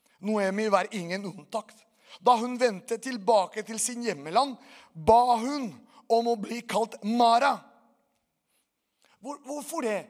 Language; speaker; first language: Norwegian; non-native, fluent; Portuguese